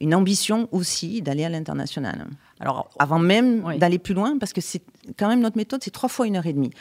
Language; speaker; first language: French; native; French